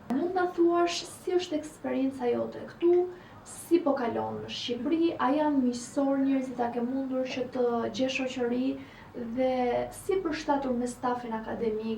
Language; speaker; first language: Albanian; native; Albanian